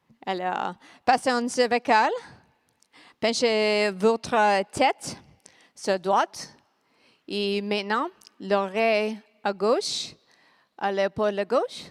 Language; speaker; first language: French; non-native, learner; English